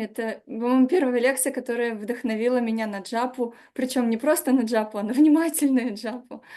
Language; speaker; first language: Russian; native; Russian